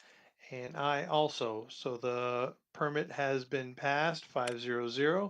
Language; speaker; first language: English; native; English